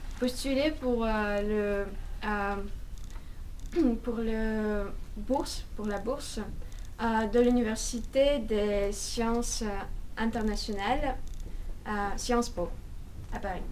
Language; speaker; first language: French; non-native, fluent; Russian